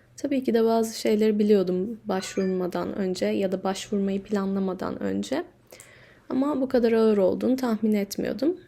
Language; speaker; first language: Turkish; native; Turkish